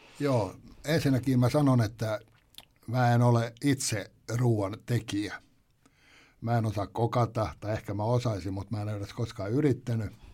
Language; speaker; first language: Finnish; native; Finnish